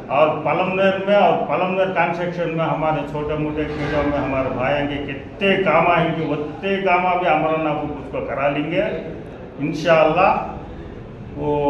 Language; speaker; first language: Hindi; non-native, local second language; Urdu